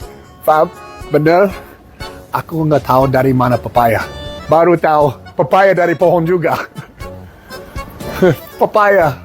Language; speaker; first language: Indonesian; non-native, learner; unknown